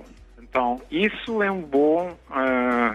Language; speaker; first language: Portuguese; non-native, fluent; Norwegian